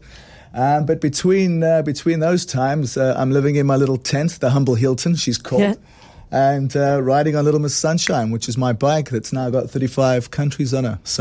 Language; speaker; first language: English; native; English